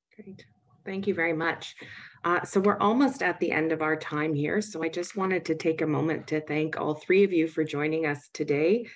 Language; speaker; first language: English; native; English